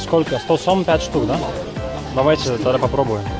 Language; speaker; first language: Russian; non-native, learner; Lithuanian